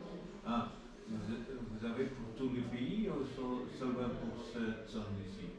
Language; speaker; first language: French; non-native, learner; Portuguese